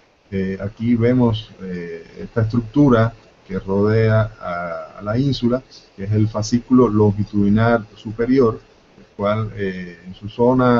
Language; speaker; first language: Spanish; native; Spanish